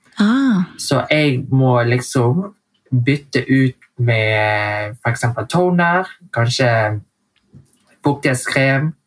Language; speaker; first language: Norwegian; early bilingual, heritage; Vietnamese